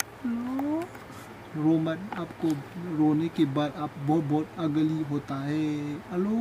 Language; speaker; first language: Hindi; non-native, local second language; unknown